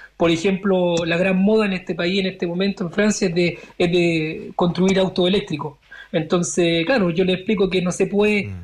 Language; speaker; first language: Spanish; early bilingual, other home language; French